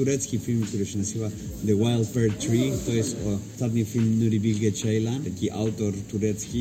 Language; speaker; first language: Polish; non-native, fluent; Spanish